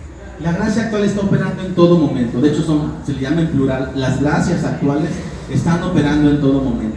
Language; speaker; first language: Spanish; native; Spanish